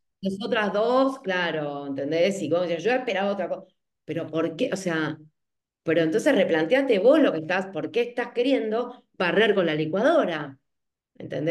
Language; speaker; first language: Spanish; native; Spanish